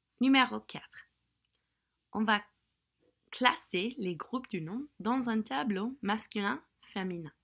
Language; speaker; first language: French; non-native, fluent; English